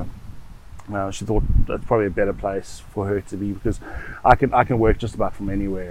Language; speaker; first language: English; native; English